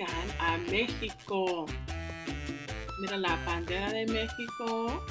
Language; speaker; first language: Spanish; non-native, fluent; English